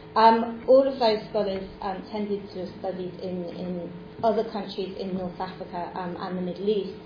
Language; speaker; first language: English; native; English